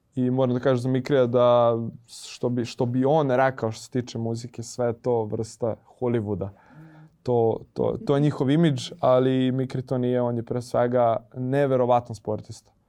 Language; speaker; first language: Serbian; native; Serbian